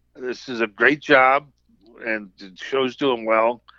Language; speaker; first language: English; native; English